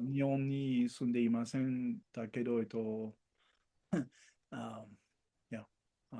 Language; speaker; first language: Japanese; non-native, learner; Spanish